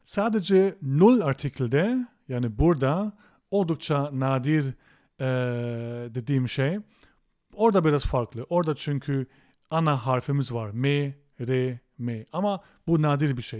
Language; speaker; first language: Turkish; non-native, fluent; German